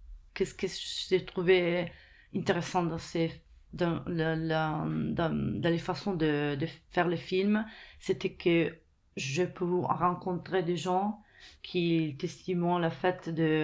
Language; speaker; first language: French; non-native, fluent; Italian